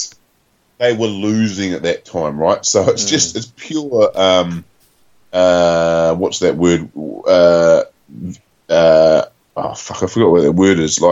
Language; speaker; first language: English; native; English